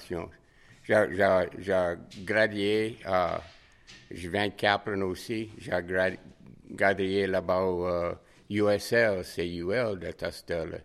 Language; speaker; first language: French; native; French